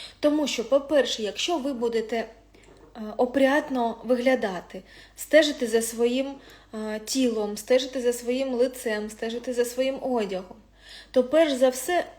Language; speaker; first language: Ukrainian; non-native, local second language; Russian